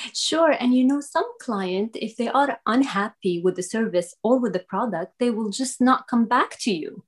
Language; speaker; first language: English; non-native, fluent; Arabic